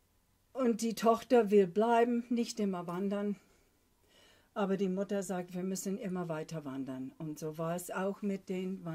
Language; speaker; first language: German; non-native, fluent; English